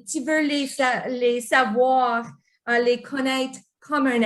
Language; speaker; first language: French; non-native, local second language; English